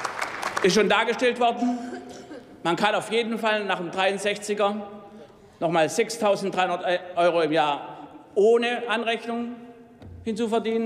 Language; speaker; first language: German; native; German